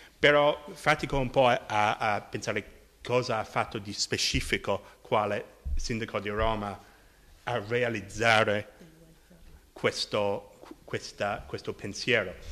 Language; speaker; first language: Italian; non-native, fluent; English